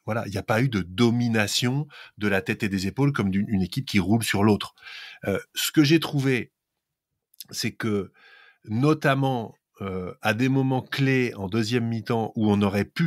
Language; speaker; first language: French; native; French